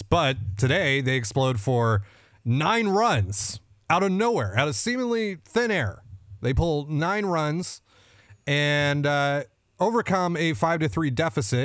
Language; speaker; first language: English; native; English